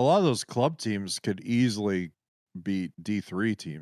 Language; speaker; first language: English; native; English